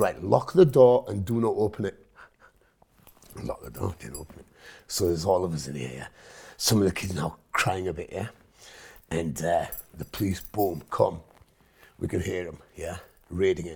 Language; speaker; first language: English; non-native, local second language; Punjabi